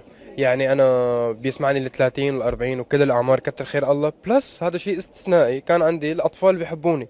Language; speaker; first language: Arabic; native; Arabic